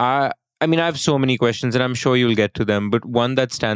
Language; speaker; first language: English; non-native, local second language; Hindi